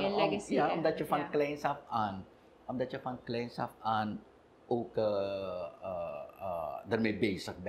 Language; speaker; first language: Dutch; non-native, local second language; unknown